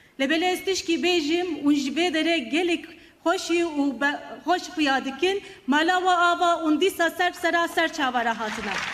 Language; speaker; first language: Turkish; non-native, local second language; Kurdish